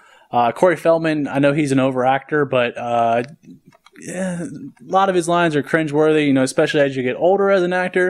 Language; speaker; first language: English; native; English